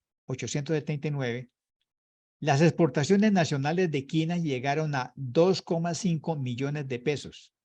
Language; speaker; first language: Spanish; native; Spanish